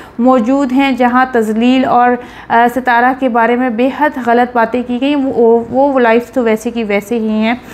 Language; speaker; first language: Urdu; native; Urdu